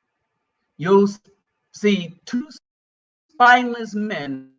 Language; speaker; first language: English; native; English